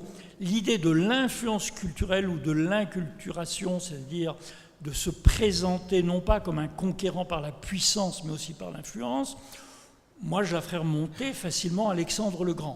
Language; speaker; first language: French; native; French